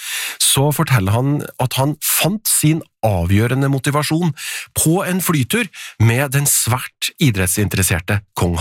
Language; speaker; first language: Norwegian; native; Norwegian